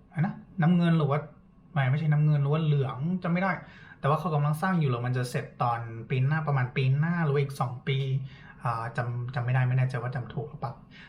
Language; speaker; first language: Thai; non-native, fluent; English